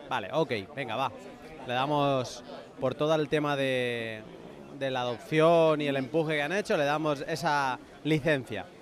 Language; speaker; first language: Spanish; native; Spanish